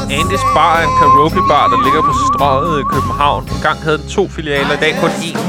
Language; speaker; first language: Danish; native; Danish